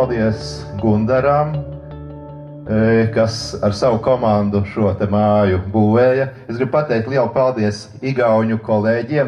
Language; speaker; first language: Latvian; native; Latvian